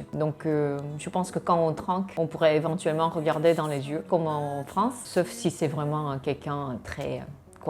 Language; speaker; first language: French; non-native, fluent; Korean